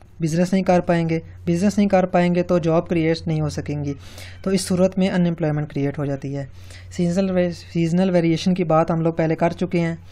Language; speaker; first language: Urdu; non-native, local second language; Punjabi